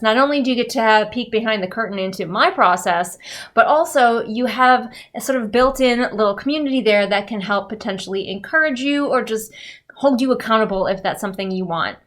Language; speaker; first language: English; native; English